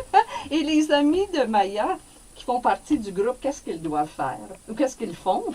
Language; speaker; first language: French; native; French